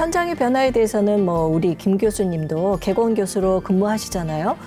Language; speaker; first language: Korean; native; Korean